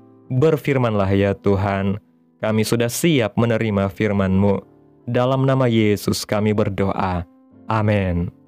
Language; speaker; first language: Indonesian; native; Indonesian